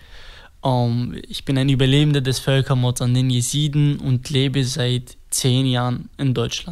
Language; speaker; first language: German; non-native, fluent; Kurdish